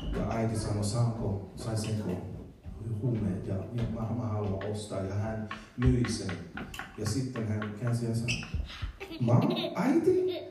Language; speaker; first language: Finnish; non-native, learner; English